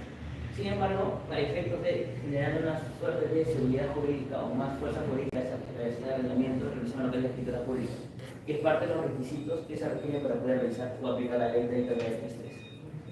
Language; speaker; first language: Spanish; native; Spanish